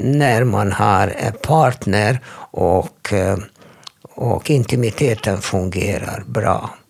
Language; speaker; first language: Swedish; non-native, fluent; Hungarian